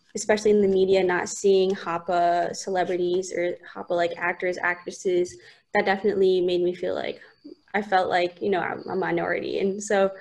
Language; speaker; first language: English; native; English